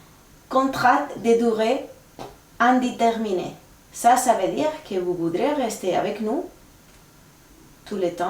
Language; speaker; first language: French; non-native, fluent; Spanish